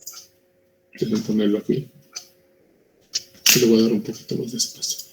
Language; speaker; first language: Spanish; native; Spanish